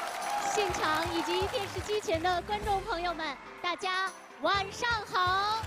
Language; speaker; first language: Chinese; native; Chinese